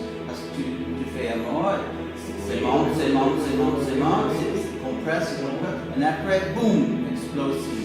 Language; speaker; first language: French; non-native, learner; English